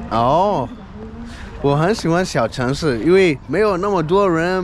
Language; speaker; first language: Chinese; non-native, learner; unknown